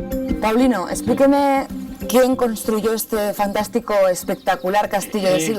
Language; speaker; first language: Spanish; native; Spanish